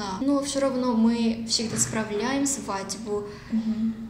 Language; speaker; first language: Russian; non-native, learner; Korean